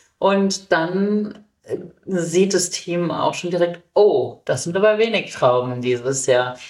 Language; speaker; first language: German; native; German